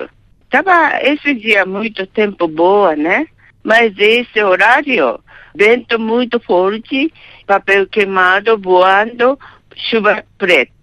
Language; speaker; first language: Portuguese; non-native, learner; Japanese